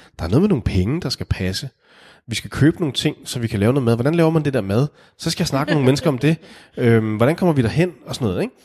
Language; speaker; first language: Danish; native; Danish